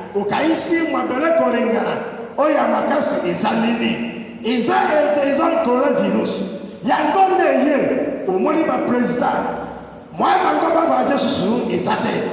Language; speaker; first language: Lingala; non-native, fluent; Igbo